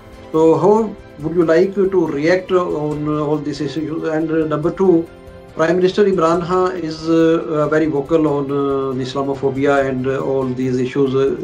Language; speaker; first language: English; non-native, local second language; Urdu